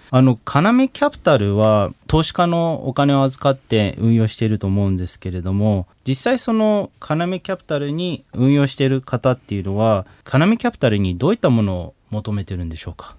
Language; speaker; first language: Japanese; native; Japanese